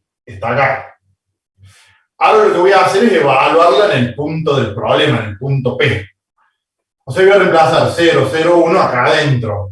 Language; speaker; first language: Spanish; native; Spanish